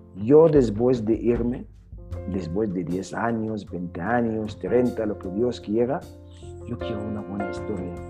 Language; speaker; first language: Spanish; non-native, fluent; Arabic